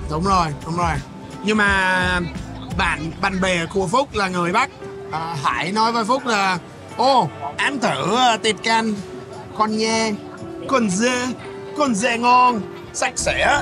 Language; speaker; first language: Vietnamese; non-native, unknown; English